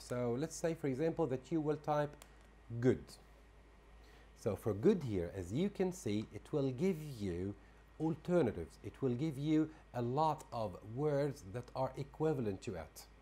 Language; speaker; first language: English; non-native, fluent; Arabic